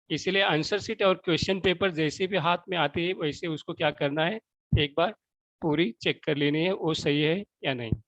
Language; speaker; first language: Hindi; non-native, local second language; Marathi